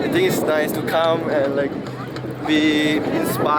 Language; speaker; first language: English; non-native, fluent; Thai